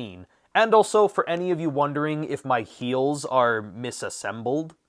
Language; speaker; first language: English; native; English